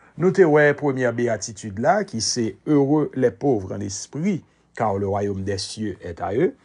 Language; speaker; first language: French; non-native, local second language; Haitian Creole